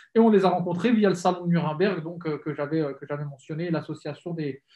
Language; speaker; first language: French; native; French